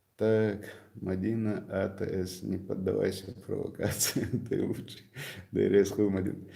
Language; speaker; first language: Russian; non-native, local second language; Chechen